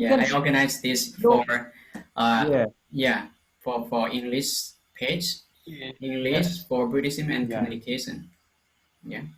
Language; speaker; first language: English; non-native, fluent; Lao